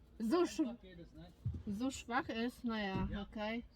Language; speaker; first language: German; non-native, learner; Polish